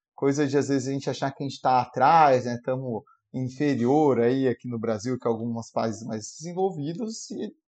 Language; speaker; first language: Portuguese; non-native, fluent; French